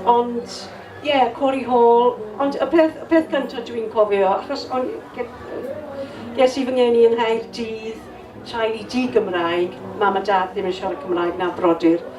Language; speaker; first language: Welsh; non-native, local second language; English